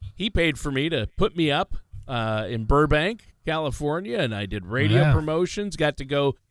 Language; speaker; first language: English; native; English